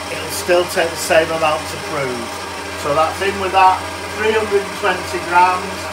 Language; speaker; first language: English; native; English